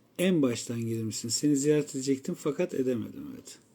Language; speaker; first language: Turkish; native; Turkish